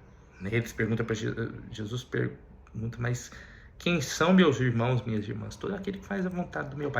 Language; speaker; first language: Portuguese; native; Portuguese